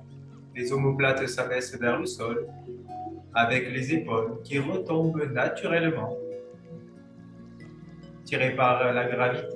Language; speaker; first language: French; native; French